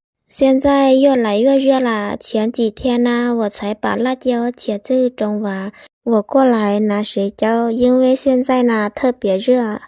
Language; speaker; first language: Chinese; non-native, fluent; Lao